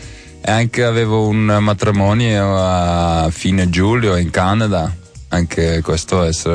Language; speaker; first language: Italian; non-native, learner; Dutch